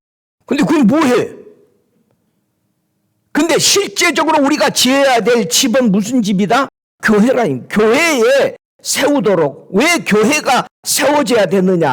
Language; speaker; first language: Korean; native; Korean